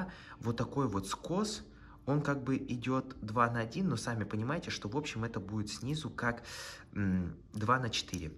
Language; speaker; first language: Russian; native; Russian